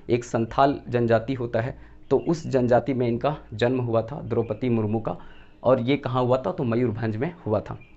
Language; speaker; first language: Hindi; native; Hindi